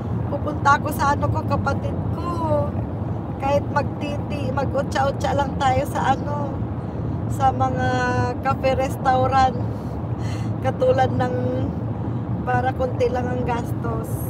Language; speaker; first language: Filipino; non-native, local second language; Cebuano